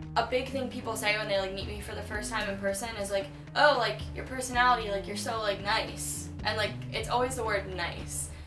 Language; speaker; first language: English; native; English